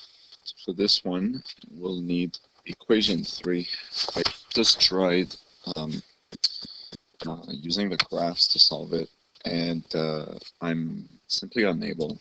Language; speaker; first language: English; native; English